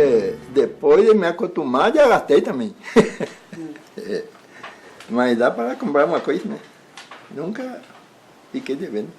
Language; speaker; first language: Portuguese; non-native, learner; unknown